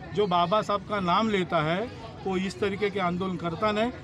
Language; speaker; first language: Hindi; non-native, local second language; Marathi